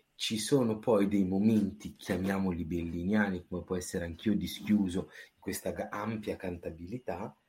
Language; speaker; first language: Italian; native; Italian